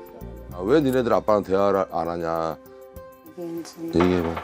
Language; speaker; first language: Korean; native; Korean